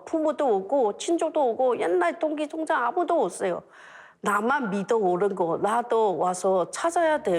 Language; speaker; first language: Korean; non-native, learner; Chinese